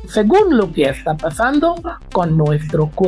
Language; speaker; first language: Spanish; non-native, fluent; Hindi